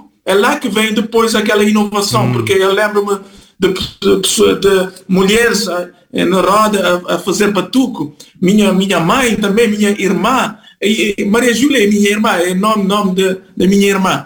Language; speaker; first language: Portuguese; non-native, fluent; Kabuverdianu